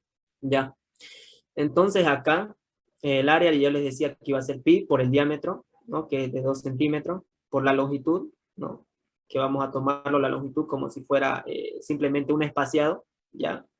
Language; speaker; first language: Spanish; native; Spanish